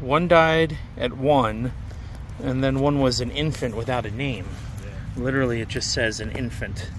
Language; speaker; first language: English; native; English